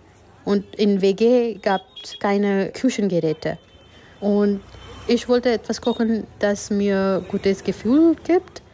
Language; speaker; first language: German; non-native, fluent; Gujarati